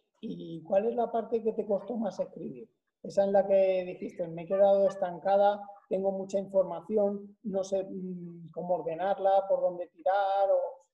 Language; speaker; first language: Spanish; native; Spanish